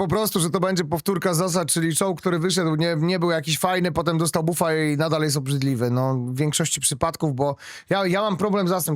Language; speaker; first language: Polish; native; Polish